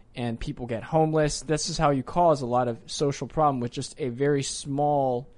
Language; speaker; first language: English; native; English